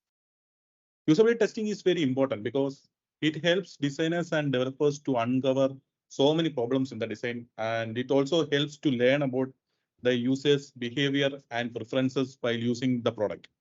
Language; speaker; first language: English; non-native, local second language; Malayalam